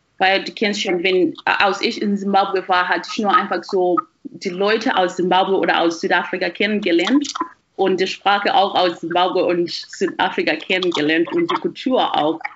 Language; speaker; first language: German; non-native, fluent; Shona